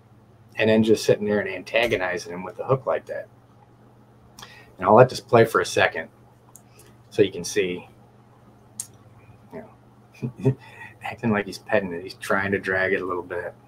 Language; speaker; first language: English; native; English